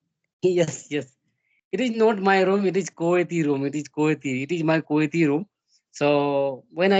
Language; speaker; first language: English; non-native, learner; Hindi